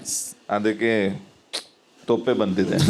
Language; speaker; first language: Kannada; non-native, learner; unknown